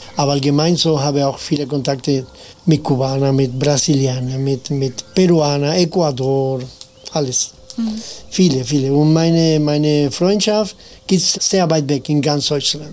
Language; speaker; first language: German; non-native, learner; Spanish